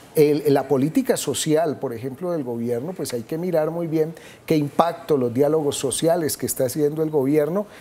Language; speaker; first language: Spanish; native; Spanish